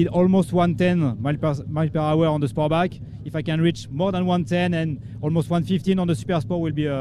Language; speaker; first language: English; non-native, learner; French